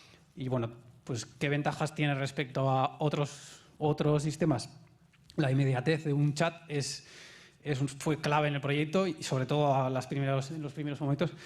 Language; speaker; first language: Spanish; native; Spanish